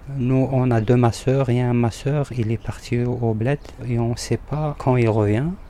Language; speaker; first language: French; non-native, local second language; Arabic